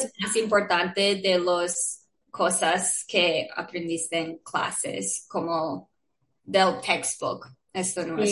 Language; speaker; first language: Spanish; non-native, learner; English